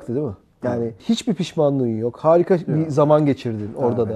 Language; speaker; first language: Turkish; native; Turkish